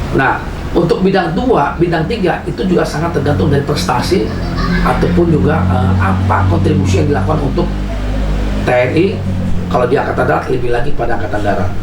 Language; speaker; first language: Indonesian; native; Indonesian